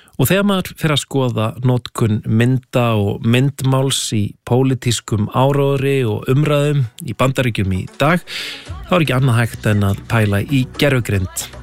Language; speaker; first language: Icelandic; native; Icelandic